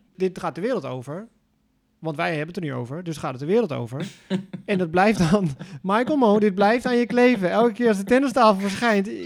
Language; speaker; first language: Dutch; native; Dutch